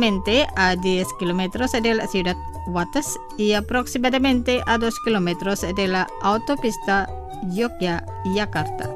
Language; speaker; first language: Spanish; non-native, fluent; Indonesian